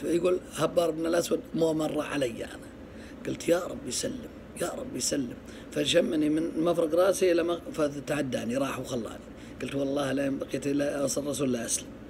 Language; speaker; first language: Arabic; native; Arabic